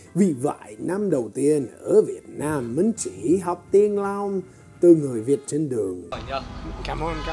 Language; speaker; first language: Vietnamese; non-native, fluent; English